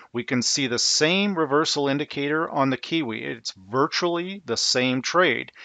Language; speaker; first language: English; native; English